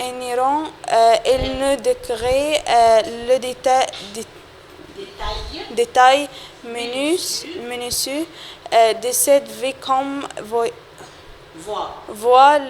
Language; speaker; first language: French; non-native, learner; Arabic